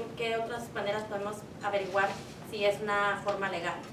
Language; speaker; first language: Spanish; early bilingual, heritage; Spanish